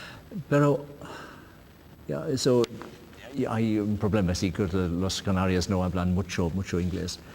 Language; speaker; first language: Spanish; non-native, learner; English